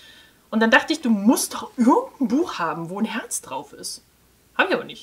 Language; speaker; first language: German; native; German